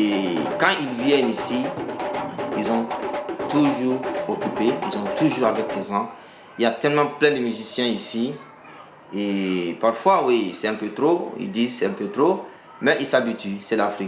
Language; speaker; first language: French; non-native, local second language; Mandingo